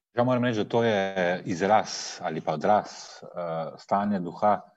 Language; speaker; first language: Slovenian; native; Slovenian